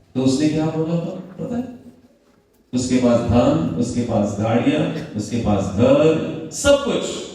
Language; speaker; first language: Hindi; non-native, local second language; Marathi